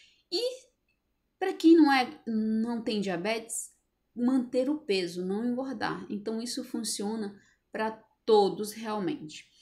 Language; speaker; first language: Portuguese; native; Portuguese